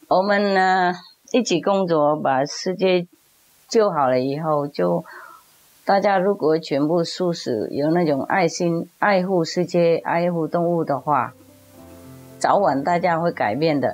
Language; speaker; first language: Chinese; non-native, fluent; Vietnamese